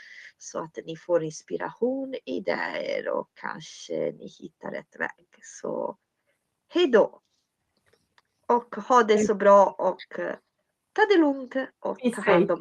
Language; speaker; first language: Swedish; non-native, fluent; Italian